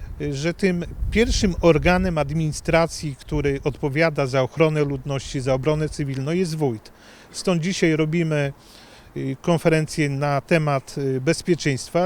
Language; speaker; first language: Polish; native; Polish